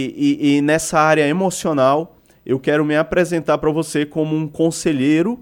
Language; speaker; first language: Portuguese; native; Portuguese